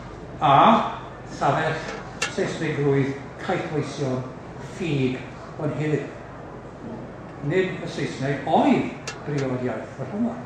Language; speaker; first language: Welsh; native; Welsh